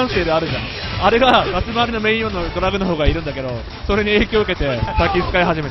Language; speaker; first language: Japanese; native; Japanese